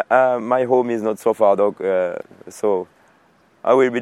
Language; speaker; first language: English; non-native, fluent; French